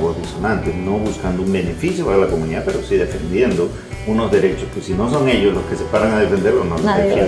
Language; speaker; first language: Spanish; native; Spanish